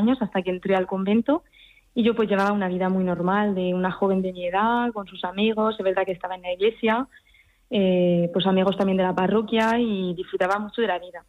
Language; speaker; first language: Spanish; early bilingual, heritage; Spanish